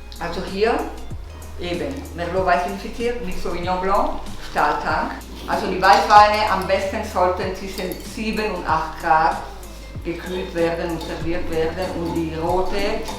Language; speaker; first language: German; non-native, local second language; Italian